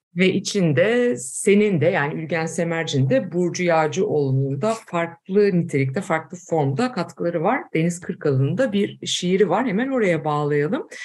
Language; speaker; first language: Turkish; native; Turkish